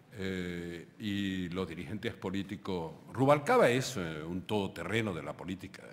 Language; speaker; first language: Spanish; native; Spanish